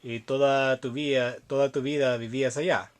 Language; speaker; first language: Spanish; non-native, fluent; English